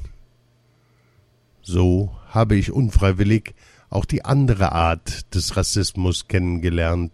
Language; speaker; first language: German; early bilingual, other home language; Russian